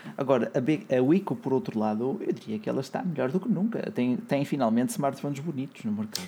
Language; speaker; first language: Portuguese; native; Portuguese